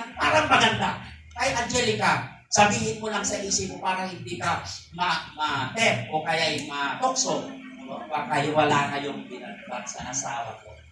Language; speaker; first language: Filipino; non-native, local second language; Iloko